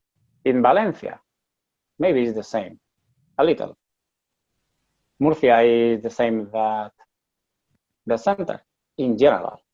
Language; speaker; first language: English; non-native, learner; Spanish